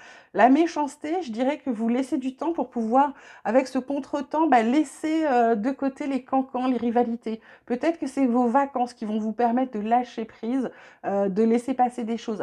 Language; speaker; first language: French; native; French